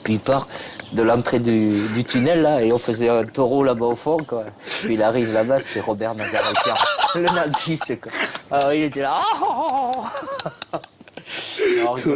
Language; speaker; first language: French; native; French